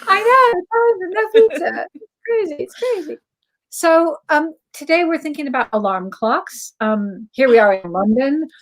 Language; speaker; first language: English; native; English